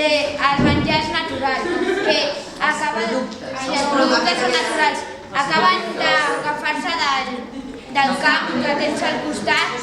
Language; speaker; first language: Catalan; non-native, local second language; Spanish